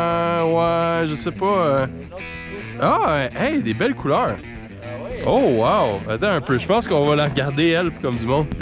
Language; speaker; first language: French; native; French